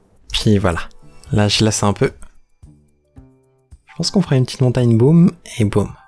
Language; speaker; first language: French; native; French